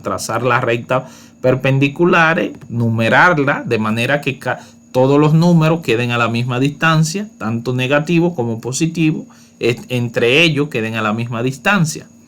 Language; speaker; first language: Spanish; native; Spanish